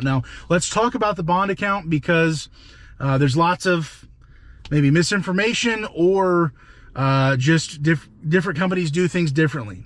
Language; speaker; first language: English; native; English